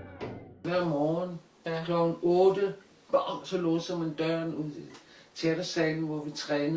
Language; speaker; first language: Danish; non-native, local second language; Kalaallisut